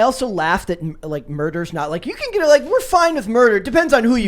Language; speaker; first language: English; native; English